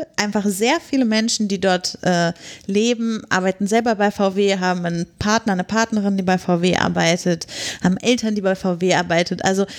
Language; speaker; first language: German; native; German